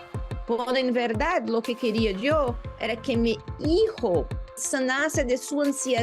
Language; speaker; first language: Spanish; non-native, learner; Portuguese